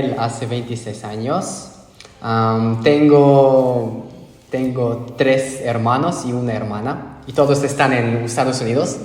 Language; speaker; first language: Spanish; non-native, fluent; Hebrew